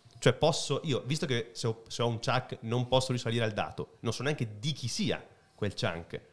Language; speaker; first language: Italian; native; Italian